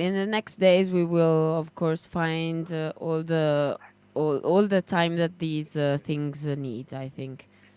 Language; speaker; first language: English; non-native, fluent; Italian